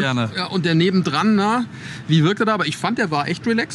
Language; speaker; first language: German; native; German